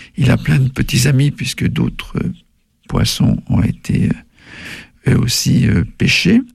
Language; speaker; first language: French; native; French